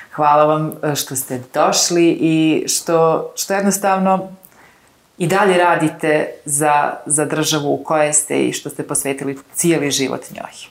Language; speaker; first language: Bosnian; native; Bosnian